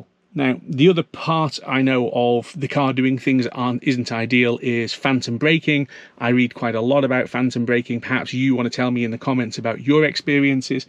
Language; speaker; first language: English; native; English